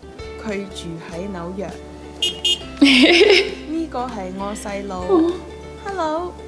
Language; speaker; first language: Cantonese; early bilingual, heritage; Cantonese